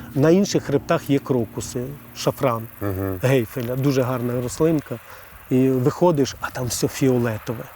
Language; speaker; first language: Ukrainian; native; Ukrainian